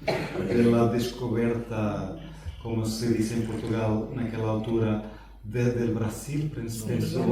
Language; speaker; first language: Spanish; non-native, fluent; Portuguese